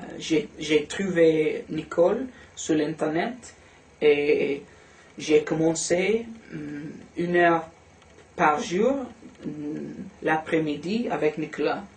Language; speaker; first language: French; non-native, learner; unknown